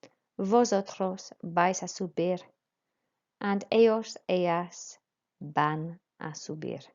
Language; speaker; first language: Spanish; non-native, fluent; English